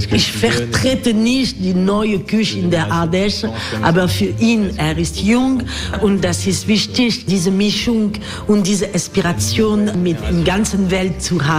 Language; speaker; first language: German; non-native, fluent; French